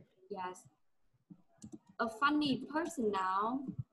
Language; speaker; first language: English; non-native, fluent; Vietnamese